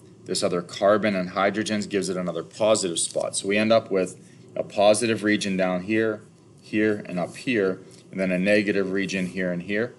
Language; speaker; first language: English; native; English